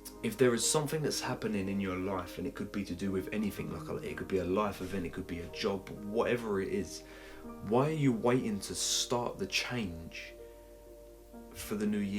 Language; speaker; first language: English; native; English